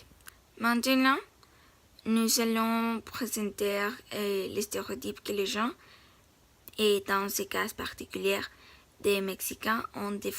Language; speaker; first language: French; non-native, learner; Spanish